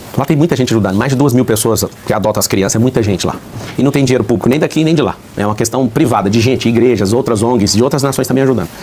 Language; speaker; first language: Portuguese; native; Portuguese